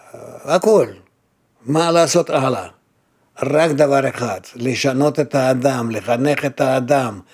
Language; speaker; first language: Hebrew; non-native, fluent; Russian